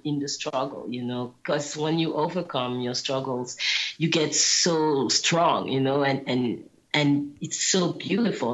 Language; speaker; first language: English; non-native, fluent; Guadeloupean Creole French